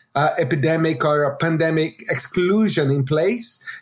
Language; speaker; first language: English; non-native, fluent; Portuguese